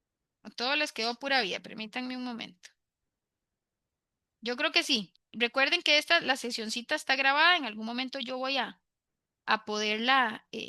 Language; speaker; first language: Spanish; native; Spanish